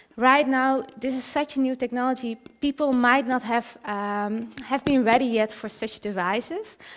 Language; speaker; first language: English; early bilingual, other home language; Dutch